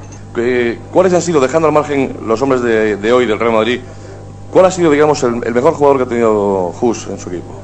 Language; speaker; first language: Spanish; native; Spanish